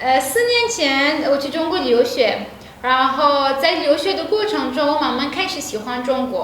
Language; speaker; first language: Chinese; non-native, fluent; Persian